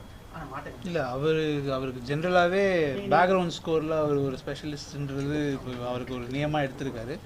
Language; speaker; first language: Tamil; native; Tamil